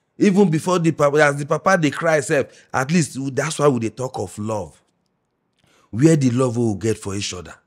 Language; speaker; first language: Nigerian Pidgin; non-native, local second language; Yoruba